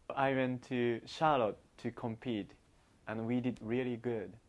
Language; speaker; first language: English; non-native, learner; Japanese